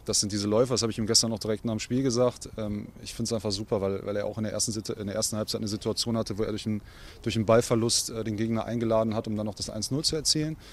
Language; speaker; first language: German; native; German